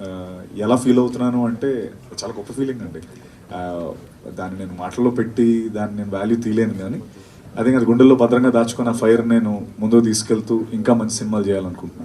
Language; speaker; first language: Telugu; native; Telugu